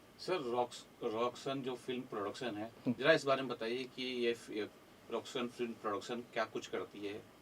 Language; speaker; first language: Hindi; native; Hindi